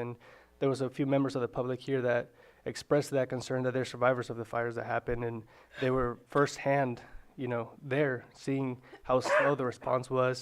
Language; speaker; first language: English; native; English